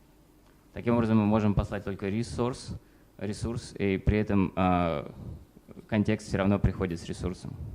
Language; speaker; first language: Russian; native; Russian